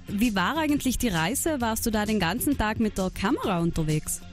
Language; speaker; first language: German; native; German